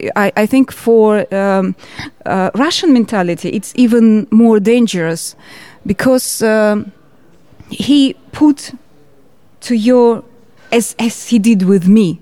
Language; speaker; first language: English; non-native, learner; Georgian